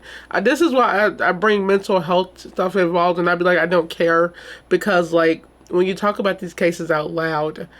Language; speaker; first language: English; native; English